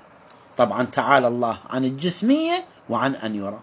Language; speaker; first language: Arabic; native; Arabic